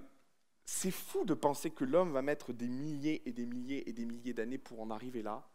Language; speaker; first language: French; native; French